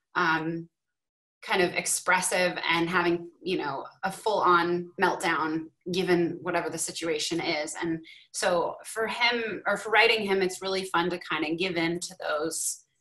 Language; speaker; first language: English; native; English